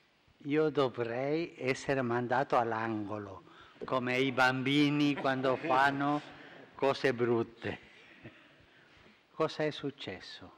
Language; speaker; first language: Italian; non-native, fluent; Spanish